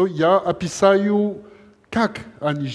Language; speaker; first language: Russian; non-native, learner; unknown